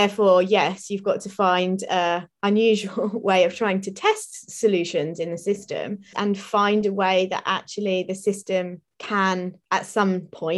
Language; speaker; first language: English; native; English